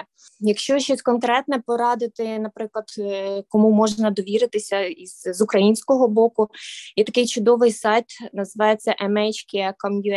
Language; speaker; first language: Ukrainian; native; Ukrainian